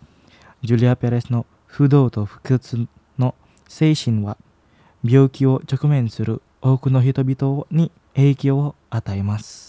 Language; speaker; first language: Japanese; non-native, fluent; Indonesian